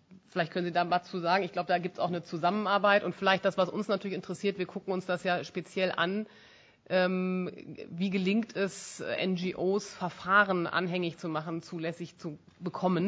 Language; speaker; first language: German; native; German